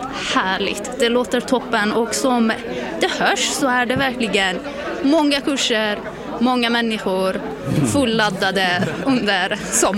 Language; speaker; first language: Swedish; native; Swedish